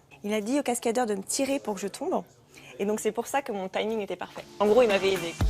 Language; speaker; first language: French; native; French